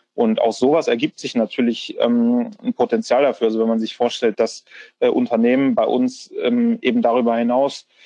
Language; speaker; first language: German; native; German